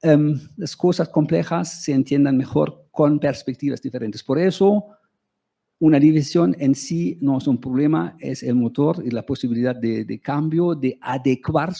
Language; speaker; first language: Spanish; non-native, fluent; German